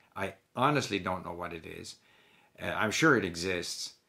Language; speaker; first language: English; early bilingual, other home language; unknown